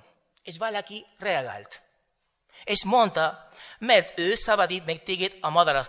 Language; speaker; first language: Hungarian; non-native, learner; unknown